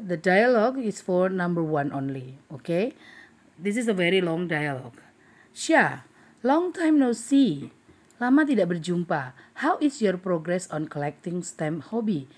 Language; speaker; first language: English; non-native, fluent; Indonesian